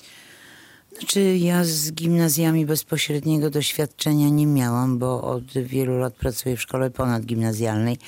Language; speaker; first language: Polish; native; Polish